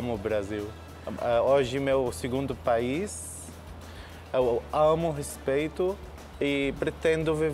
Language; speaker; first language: Portuguese; non-native, fluent; Arabic